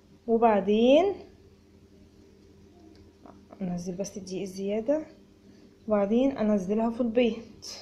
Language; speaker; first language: Arabic; native; Arabic